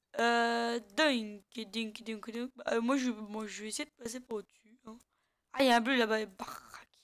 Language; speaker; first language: French; native; French